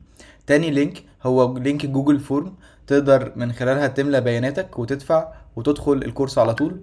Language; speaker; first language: Arabic; native; Arabic